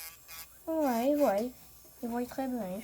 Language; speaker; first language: French; native; French